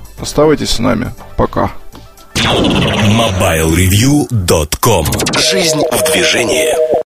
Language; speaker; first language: Russian; native; Russian